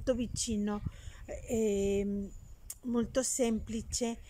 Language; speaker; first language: Italian; non-native, learner; Spanish